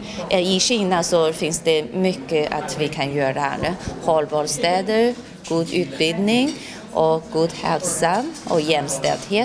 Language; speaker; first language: Swedish; non-native, fluent; Chinese